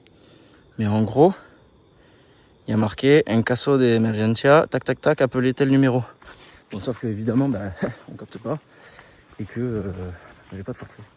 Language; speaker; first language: French; native; French